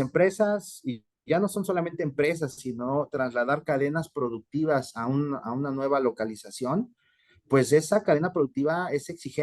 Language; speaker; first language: Spanish; native; Spanish